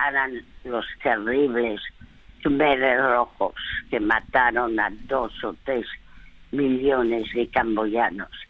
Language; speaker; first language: Spanish; early bilingual, other home language; French